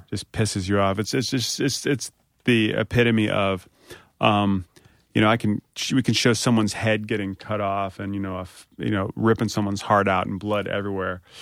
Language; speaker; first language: English; native; English